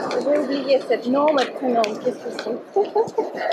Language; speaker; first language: French; non-native, learner; Russian